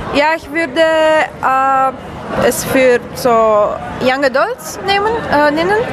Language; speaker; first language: German; non-native, fluent; Romanian